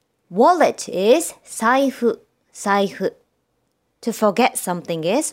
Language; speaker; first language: English; non-native, fluent; Japanese